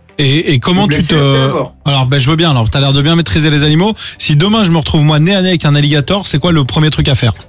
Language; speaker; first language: French; native; French